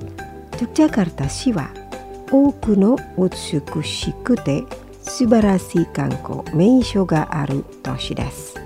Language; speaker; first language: Japanese; non-native, fluent; Indonesian